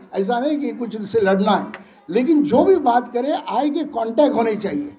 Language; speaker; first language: Hindi; non-native, local second language; Marathi